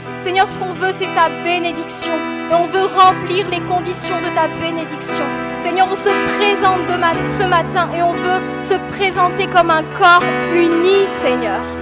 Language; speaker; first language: French; native; French